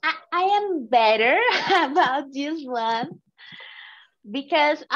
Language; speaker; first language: English; non-native, learner; Portuguese